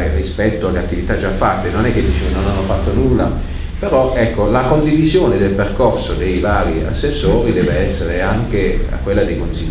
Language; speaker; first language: Italian; native; Italian